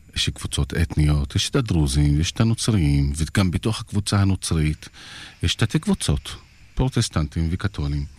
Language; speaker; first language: Hebrew; non-native, local second language; Arabic